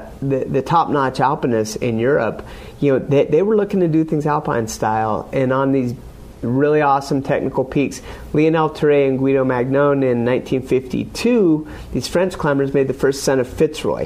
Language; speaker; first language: English; native; English